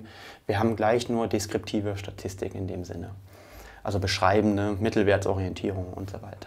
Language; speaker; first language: German; native; German